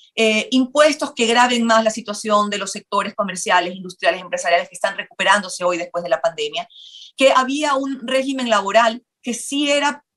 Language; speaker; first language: Spanish; native; Spanish